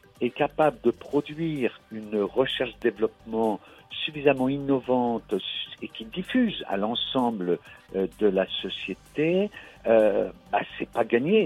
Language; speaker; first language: French; native; French